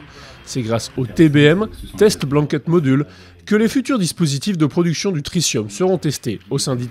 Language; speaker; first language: French; native; French